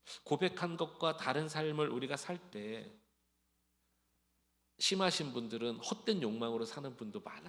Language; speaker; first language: Korean; native; Korean